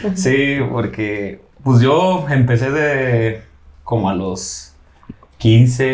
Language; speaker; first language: Spanish; native; Spanish